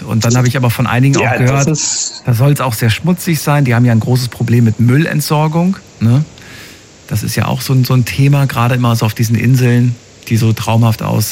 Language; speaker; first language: German; native; German